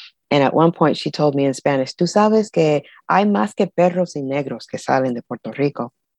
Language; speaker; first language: Spanish; early bilingual, heritage; Spanish